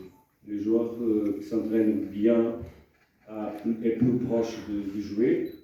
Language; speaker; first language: French; non-native, fluent; Portuguese